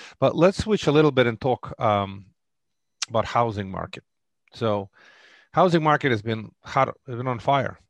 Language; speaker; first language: English; non-native, fluent; Russian